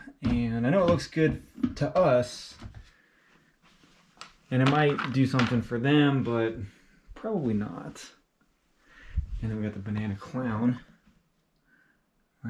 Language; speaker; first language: English; native; English